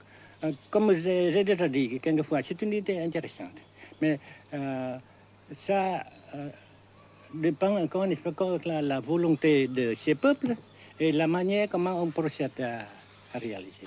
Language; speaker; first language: French; non-native, local second language; Vietnamese